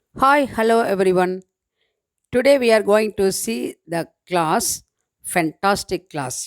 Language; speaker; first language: English; non-native, local second language; Tamil